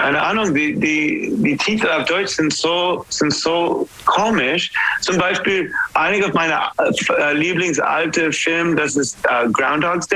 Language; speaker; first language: German; non-native, learner; English